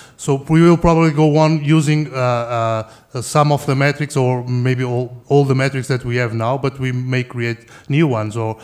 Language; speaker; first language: English; non-native, fluent; Portuguese